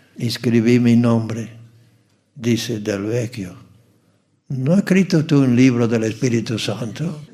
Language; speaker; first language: Spanish; non-native, fluent; English